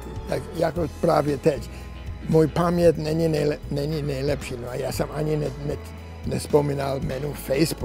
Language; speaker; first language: Czech; non-native, learner; English